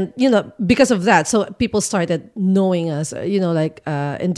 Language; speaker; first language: English; non-native, local second language; Filipino